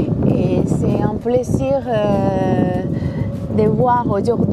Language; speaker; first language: French; non-native, learner; Spanish